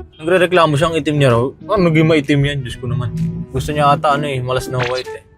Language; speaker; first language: Filipino; native; Filipino